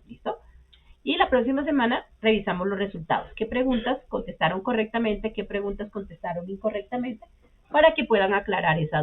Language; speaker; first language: Spanish; native; Spanish